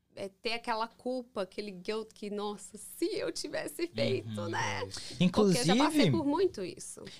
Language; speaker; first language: Portuguese; early bilingual, heritage; English